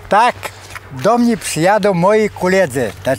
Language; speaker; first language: Polish; non-native, local second language; Ukrainian